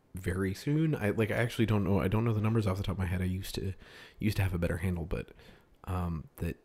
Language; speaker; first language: English; early bilingual, other home language; Italian